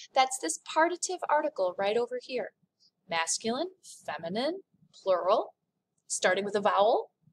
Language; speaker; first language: English; native; English